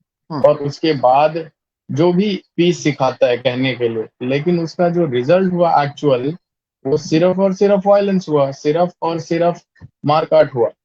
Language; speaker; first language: Hindi; native; Hindi